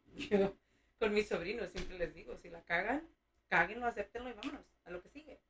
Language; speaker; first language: Spanish; early bilingual, heritage; Spanish